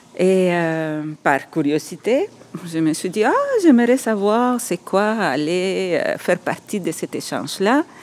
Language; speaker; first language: French; non-native, fluent; Spanish